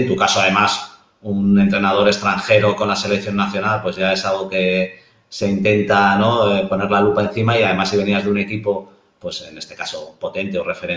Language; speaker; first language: Spanish; native; Spanish